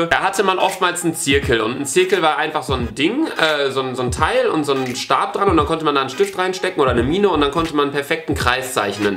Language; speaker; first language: German; native; German